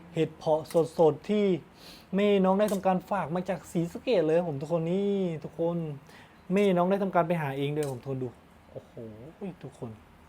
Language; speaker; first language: Thai; non-native, local second language; Northern Khmer